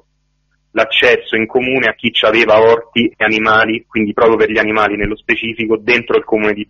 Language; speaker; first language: Italian; native; Italian